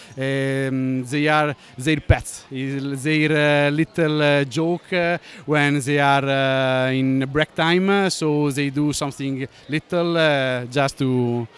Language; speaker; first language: English; non-native, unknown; Italian